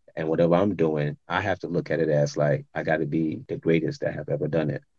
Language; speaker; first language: English; non-native, local second language; Akan